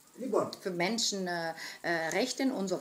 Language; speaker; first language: German; non-native, fluent; Greek